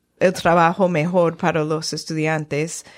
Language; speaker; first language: Spanish; non-native, fluent; English